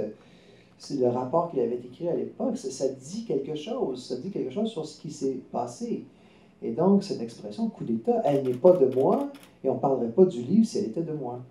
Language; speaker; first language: French; native; French